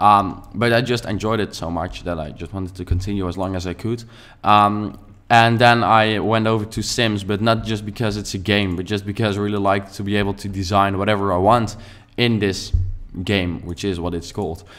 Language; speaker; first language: English; non-native, fluent; Dutch